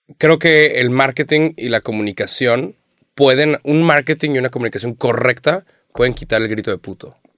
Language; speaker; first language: Spanish; native; Spanish